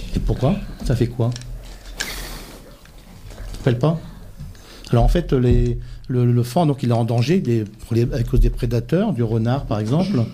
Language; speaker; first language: French; native; French